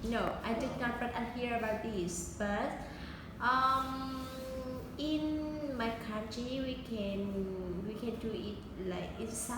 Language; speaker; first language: English; non-native, learner; Vietnamese